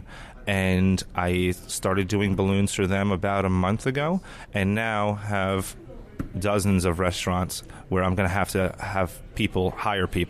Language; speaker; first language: English; native; English